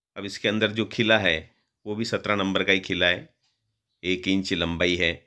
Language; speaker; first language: Hindi; non-native, local second language; Marathi